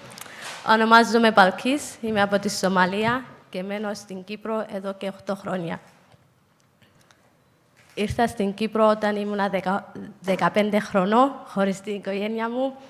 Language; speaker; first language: Greek; non-native, fluent; Somali